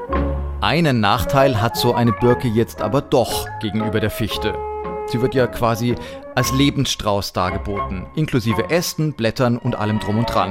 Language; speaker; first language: German; native; German